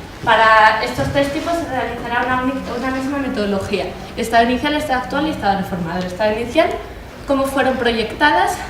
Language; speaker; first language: Spanish; native; Spanish